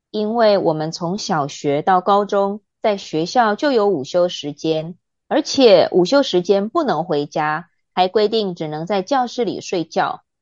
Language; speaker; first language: Chinese; native; Chinese